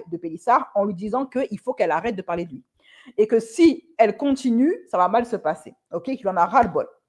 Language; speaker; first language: French; native; French